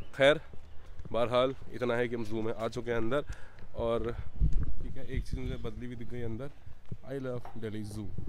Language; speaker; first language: Hindi; native; Hindi